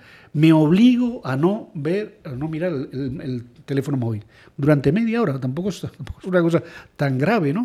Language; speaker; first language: Spanish; native; Spanish